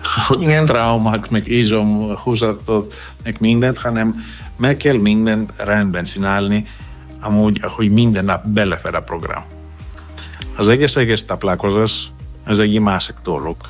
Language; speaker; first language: Hungarian; non-native, fluent; Greek